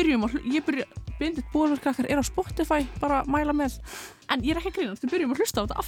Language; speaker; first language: Icelandic; native; Icelandic